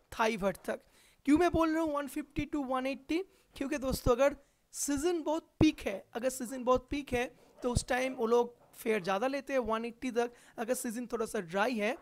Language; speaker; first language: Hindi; non-native, local second language; Bangla